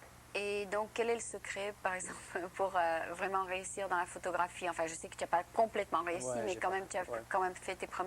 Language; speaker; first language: French; native; French